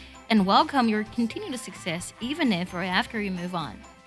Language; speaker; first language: English; non-native, fluent; Chinese